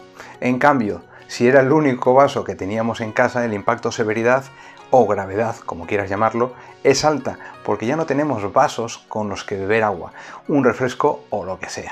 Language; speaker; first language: Spanish; native; Spanish